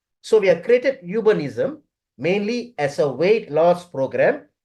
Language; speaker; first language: English; non-native, local second language; Tamil